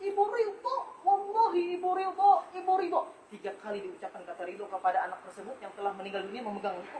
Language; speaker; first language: Indonesian; native; Indonesian